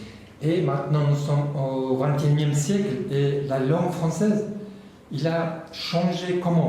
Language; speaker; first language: French; non-native, learner; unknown